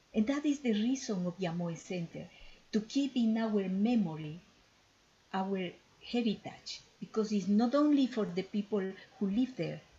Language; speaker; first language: English; non-native, fluent; Spanish